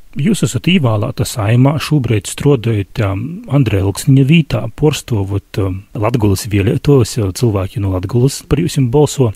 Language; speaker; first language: Latvian; native; Latvian